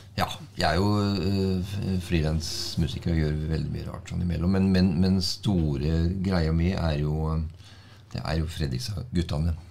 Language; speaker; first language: Norwegian; native; Norwegian